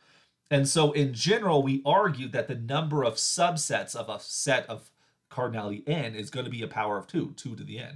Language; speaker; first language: English; native; English